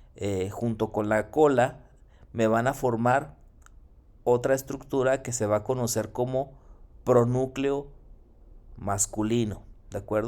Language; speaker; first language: Spanish; native; Spanish